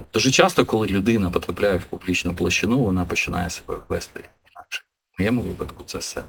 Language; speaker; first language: Ukrainian; non-native, local second language; Russian